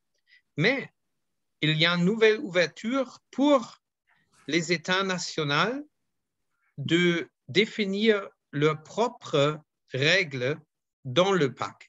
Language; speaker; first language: French; non-native, fluent; German